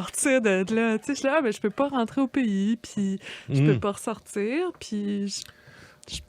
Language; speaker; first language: French; native; French